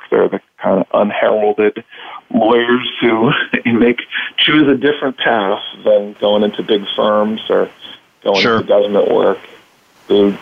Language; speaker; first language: English; native; English